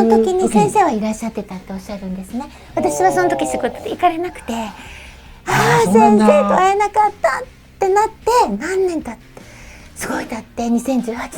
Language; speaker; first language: Japanese; native; Japanese